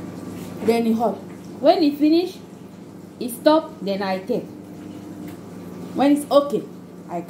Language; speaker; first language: English; non-native, learner; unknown